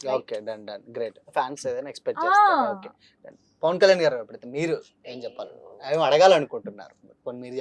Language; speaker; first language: Telugu; native; Telugu